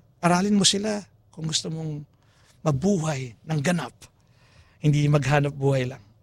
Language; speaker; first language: Filipino; non-native, local second language; Pampanga